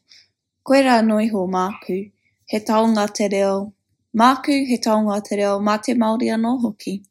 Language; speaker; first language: Māori; non-native, local second language; English